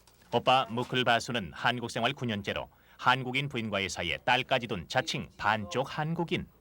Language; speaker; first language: Korean; native; Korean